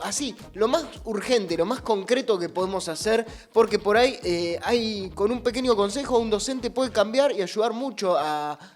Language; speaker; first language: Spanish; native; Spanish